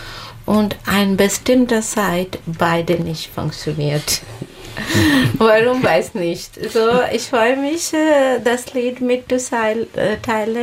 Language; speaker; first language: German; non-native, learner; Bangla